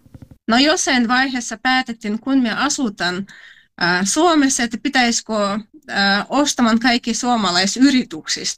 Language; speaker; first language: Finnish; non-native, fluent; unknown